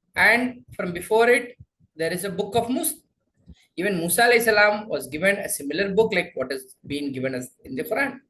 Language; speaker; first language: English; non-native, local second language; Tamil